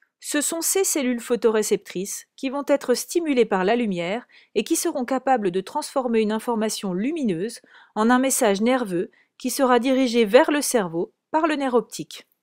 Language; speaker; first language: French; native; French